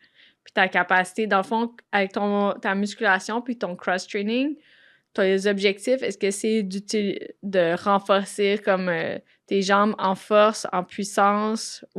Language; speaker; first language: French; native; French